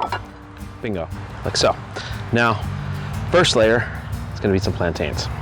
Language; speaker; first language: English; native; English